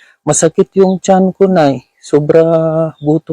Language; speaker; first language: Filipino; non-native, learner; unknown